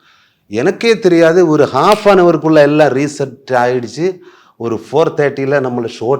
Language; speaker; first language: Tamil; non-native, learner; Malayalam